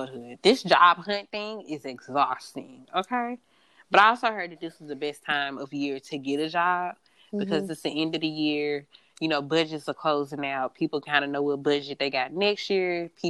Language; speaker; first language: English; native; English